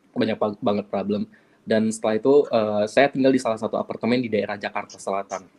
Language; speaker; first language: Indonesian; non-native, local second language; Achinese